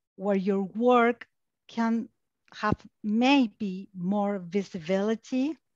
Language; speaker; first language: English; non-native, fluent; Spanish